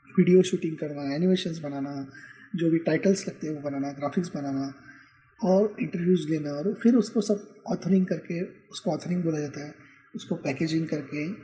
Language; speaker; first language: Hindi; non-native, local second language; Marathi